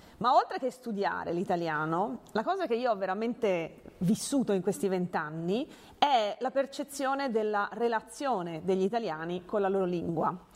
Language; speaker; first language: Italian; early bilingual, other home language; Hungarian